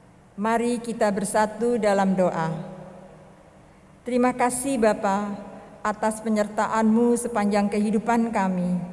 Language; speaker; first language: Indonesian; native; Indonesian